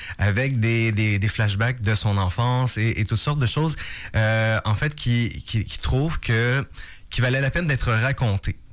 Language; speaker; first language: French; native; French